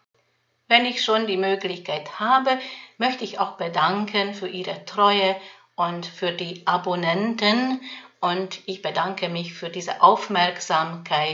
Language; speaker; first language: German; non-native, fluent; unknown